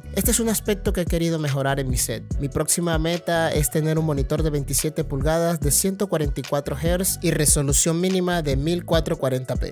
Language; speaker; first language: Spanish; native; Spanish